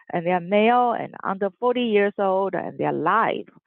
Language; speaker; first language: English; non-native, fluent; Chinese